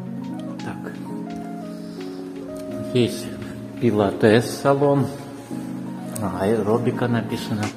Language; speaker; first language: Russian; non-native, fluent; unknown